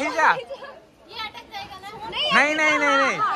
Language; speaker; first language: Hindi; non-native, local second language; Assamese